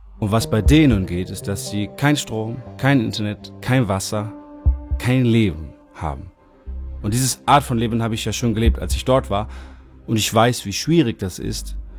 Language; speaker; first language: German; non-native, fluent; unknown